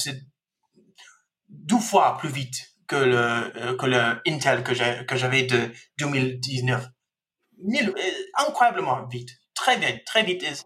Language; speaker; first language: French; non-native, fluent; English